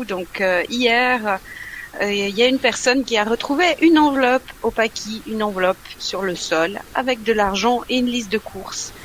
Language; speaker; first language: French; native; French